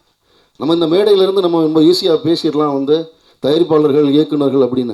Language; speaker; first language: Tamil; native; Tamil